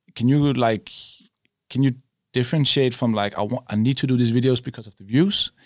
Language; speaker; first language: English; non-native, fluent; Danish